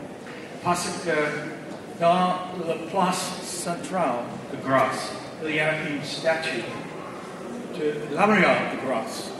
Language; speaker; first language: French; non-native, fluent; English